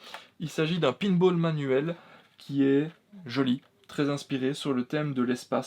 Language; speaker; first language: French; native; French